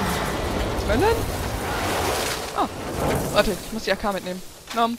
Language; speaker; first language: German; native; German